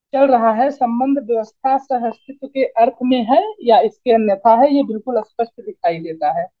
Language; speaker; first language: Hindi; native; Hindi